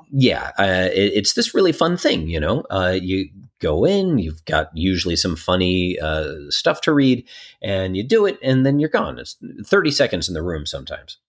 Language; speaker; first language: English; native; English